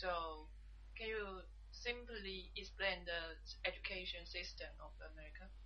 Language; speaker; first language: English; non-native, learner; Chinese